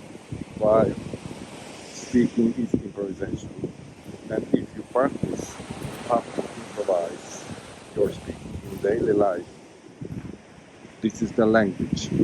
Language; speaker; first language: English; non-native, learner; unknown